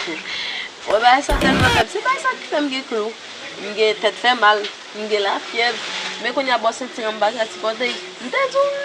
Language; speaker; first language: Haitian Creole; native; Haitian Creole